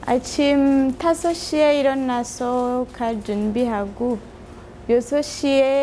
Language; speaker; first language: Korean; non-native, fluent; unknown